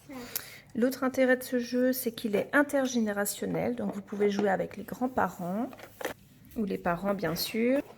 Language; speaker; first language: French; native; French